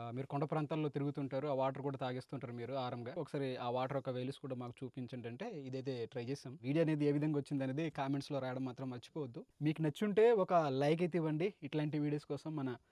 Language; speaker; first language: Telugu; native; Telugu